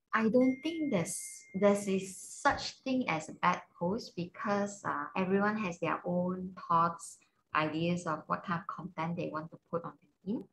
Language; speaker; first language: English; non-native, local second language; Cantonese